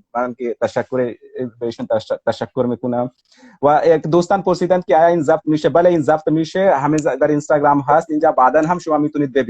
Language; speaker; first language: Persian; non-native, fluent; Hindi